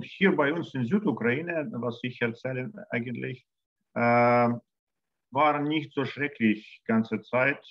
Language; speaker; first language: German; non-native, learner; Russian